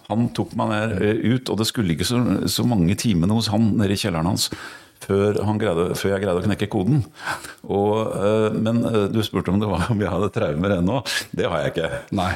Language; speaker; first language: Norwegian; native; Norwegian